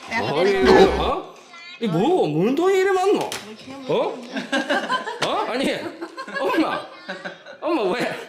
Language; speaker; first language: Korean; native; Korean